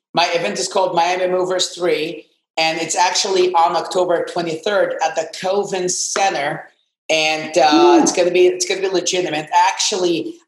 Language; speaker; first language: English; non-native, fluent; Arabic